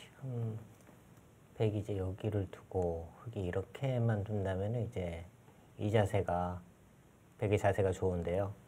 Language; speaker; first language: Korean; native; Korean